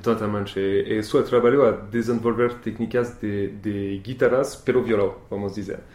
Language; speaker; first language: Portuguese; non-native, learner; French